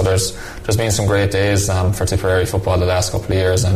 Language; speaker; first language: English; native; English